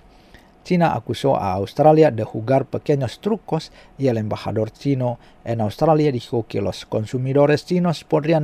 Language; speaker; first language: Spanish; non-native, fluent; Indonesian